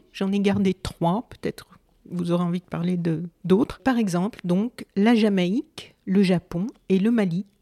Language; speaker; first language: French; native; French